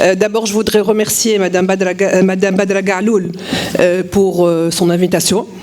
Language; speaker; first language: French; non-native, local second language; Arabic